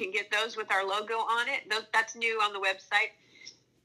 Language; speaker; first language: English; native; English